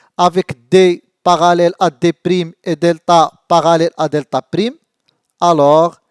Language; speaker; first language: French; non-native, local second language; Arabic